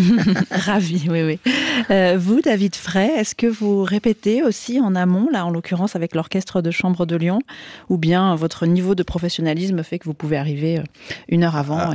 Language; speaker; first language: French; native; French